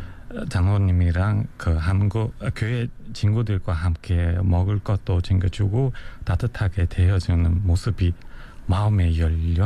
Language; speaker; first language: Korean; non-native, fluent; Mongolian